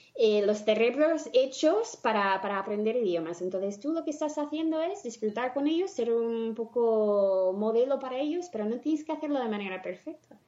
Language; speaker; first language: Spanish; non-native, fluent; English